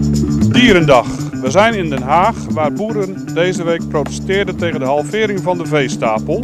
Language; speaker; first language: Dutch; native; Dutch